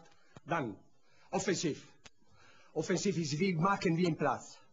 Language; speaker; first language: German; non-native, learner; Italian